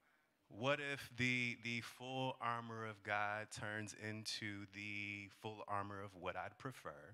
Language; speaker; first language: English; native; English